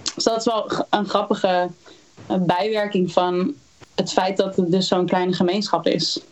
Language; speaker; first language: Dutch; native; Dutch